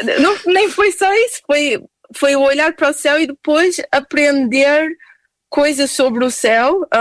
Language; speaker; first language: Portuguese; native; Portuguese